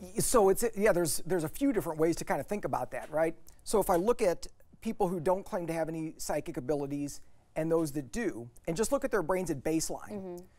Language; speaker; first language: English; native; English